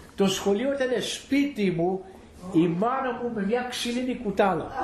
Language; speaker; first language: Greek; early bilingual, heritage; Greek